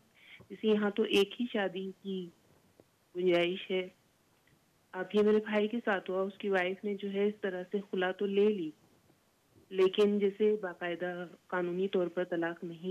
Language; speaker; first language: Hindi; native; Hindi